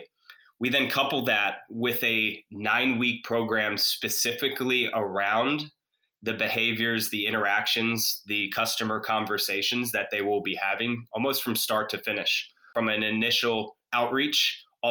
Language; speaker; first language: English; native; English